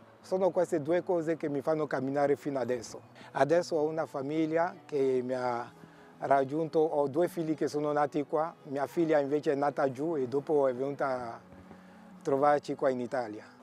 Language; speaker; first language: Italian; non-native, fluent; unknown